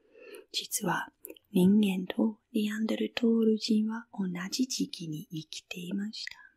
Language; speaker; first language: Japanese; non-native, fluent; English